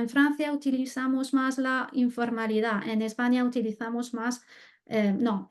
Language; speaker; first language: Spanish; non-native, fluent; French